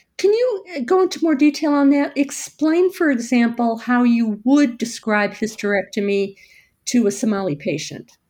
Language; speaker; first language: English; native; English